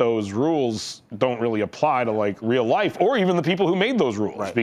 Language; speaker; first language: English; native; English